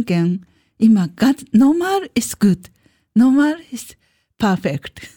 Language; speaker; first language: German; non-native, learner; Japanese